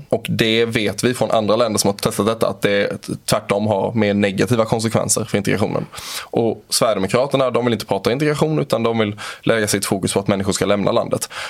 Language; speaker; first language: Swedish; native; Swedish